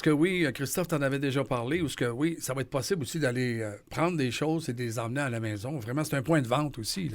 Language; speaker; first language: French; native; French